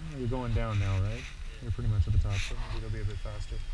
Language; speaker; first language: English; native; English